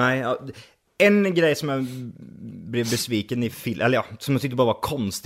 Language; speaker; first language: Swedish; native; Swedish